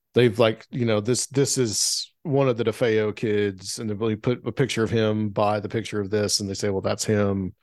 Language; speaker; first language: English; native; English